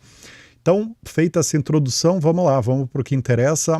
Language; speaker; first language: Portuguese; native; Portuguese